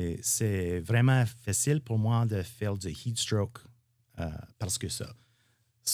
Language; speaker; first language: French; non-native, learner; English